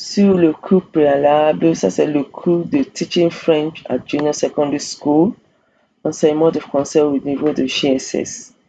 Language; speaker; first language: French; non-native, fluent; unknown